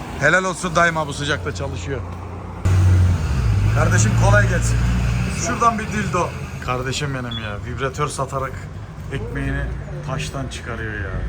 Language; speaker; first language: Turkish; native; Turkish